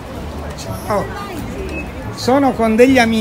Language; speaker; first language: Italian; native; Italian